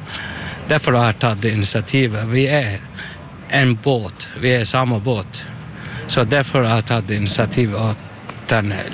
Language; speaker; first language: Norwegian; non-native, learner; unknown